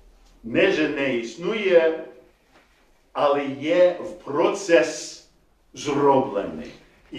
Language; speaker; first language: Ukrainian; non-native, learner; English